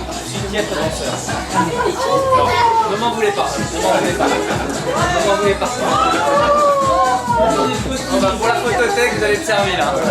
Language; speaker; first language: French; native; French